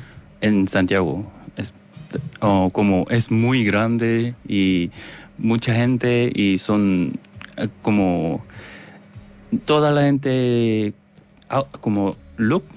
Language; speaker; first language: Spanish; non-native, learner; Korean